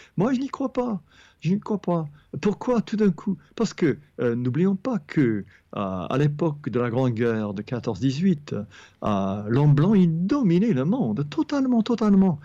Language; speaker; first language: French; non-native, fluent; English